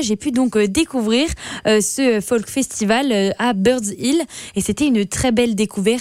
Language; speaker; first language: French; native; French